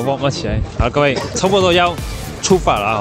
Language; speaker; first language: Chinese; native; Chinese